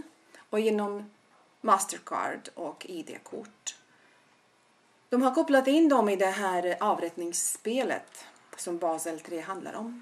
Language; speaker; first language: Swedish; non-native, fluent; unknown